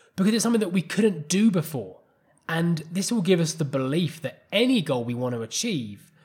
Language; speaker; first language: English; native; English